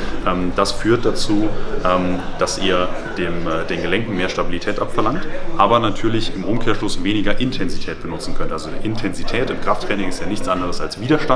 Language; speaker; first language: German; native; German